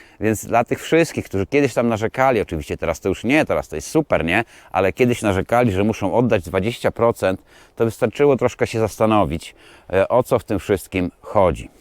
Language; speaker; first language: Polish; native; Polish